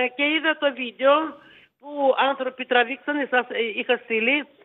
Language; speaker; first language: Greek; early bilingual, heritage; Ukrainian